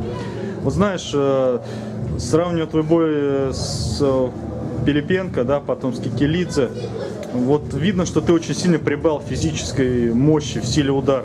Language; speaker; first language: Russian; native; Russian